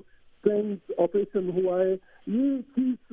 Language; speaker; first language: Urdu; non-native, learner; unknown